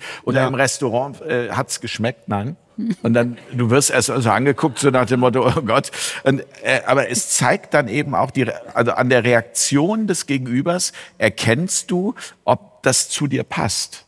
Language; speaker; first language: German; native; German